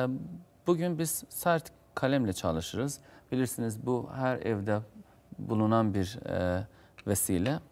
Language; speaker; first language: Turkish; non-native, fluent; Azerbaijani